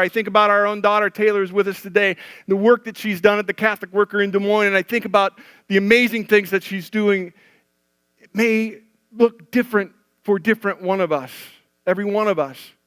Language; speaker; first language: English; native; English